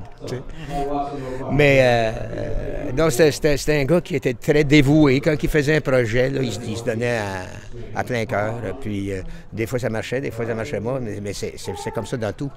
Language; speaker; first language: French; native; French